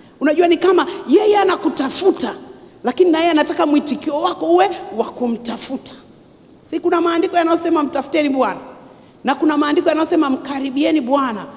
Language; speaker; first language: Swahili; native; Swahili